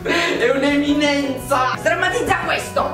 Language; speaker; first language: Italian; native; Italian